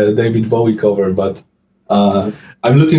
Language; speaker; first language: English; non-native, fluent; Polish